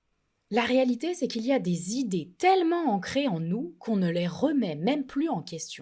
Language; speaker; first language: French; native; French